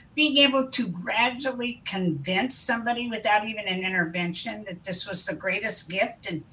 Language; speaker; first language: English; native; English